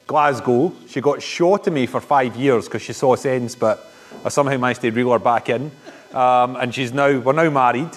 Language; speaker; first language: English; native; English